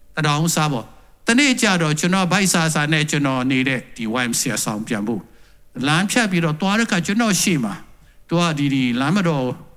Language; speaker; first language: Burmese; non-native, local second language; Tedim Chin